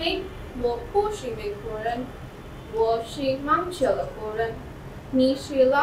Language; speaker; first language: Chinese; non-native, learner; Bangla